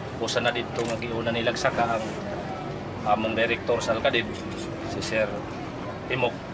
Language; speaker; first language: Cebuano; non-native, local second language; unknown